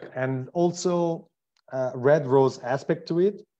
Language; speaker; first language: English; non-native, fluent; Italian